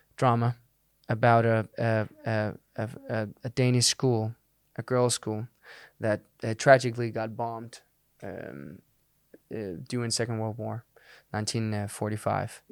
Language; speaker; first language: English; non-native, fluent; Danish